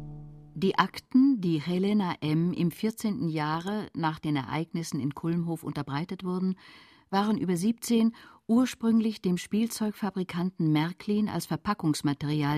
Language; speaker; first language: German; native; German